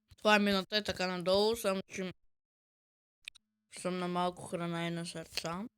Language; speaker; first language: Bulgarian; native; Bulgarian